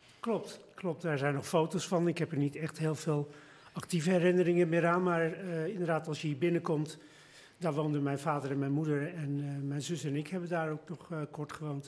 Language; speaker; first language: Dutch; early bilingual, other home language; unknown